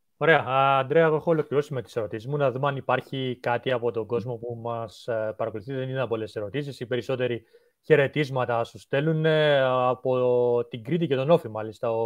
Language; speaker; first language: Greek; native; Greek